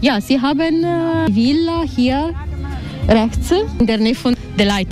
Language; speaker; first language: German; non-native, learner; Italian